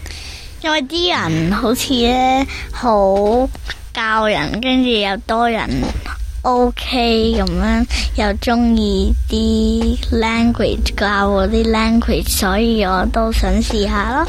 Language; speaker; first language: Cantonese; early bilingual, heritage; Cantonese